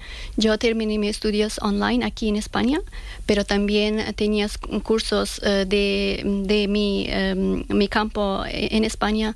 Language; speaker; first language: Spanish; non-native, fluent; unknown